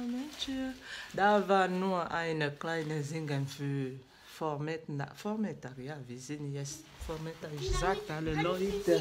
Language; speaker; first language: German; non-native, learner; French